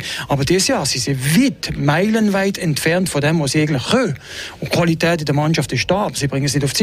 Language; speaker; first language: German; native; German